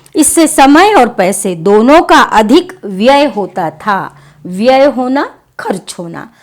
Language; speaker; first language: Hindi; non-native, local second language; Kannada